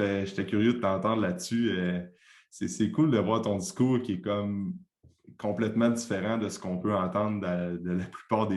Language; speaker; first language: French; native; French